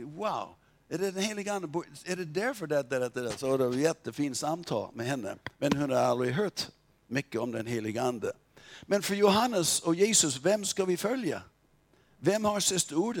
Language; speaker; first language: Swedish; non-native, fluent; English